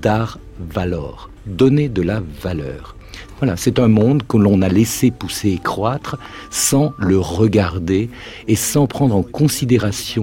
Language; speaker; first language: French; native; French